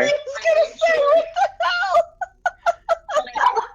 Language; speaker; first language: English; native; English